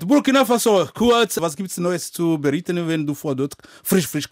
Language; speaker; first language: German; non-native, fluent; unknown